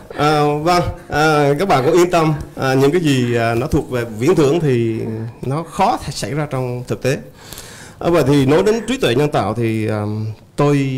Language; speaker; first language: Vietnamese; native; Vietnamese